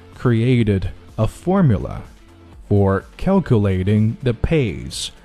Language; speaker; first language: English; non-native, fluent; Chinese